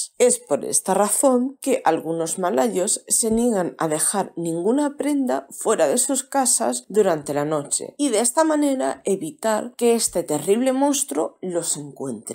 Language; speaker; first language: Spanish; native; Spanish